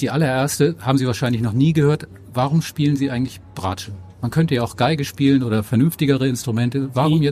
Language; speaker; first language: German; native; German